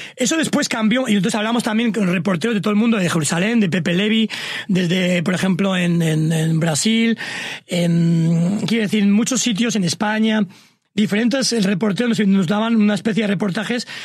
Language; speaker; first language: Spanish; native; Spanish